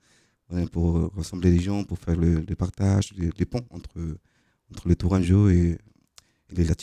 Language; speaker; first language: French; non-native, fluent; Spanish